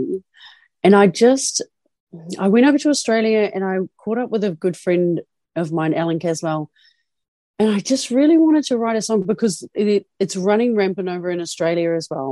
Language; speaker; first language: English; native; English